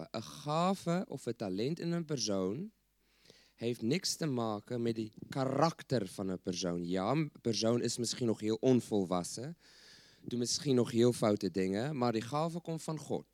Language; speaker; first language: Dutch; non-native, fluent; English